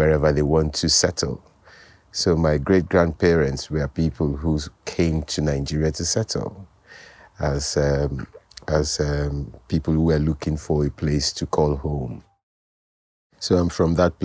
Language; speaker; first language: English; non-native, local second language; Yoruba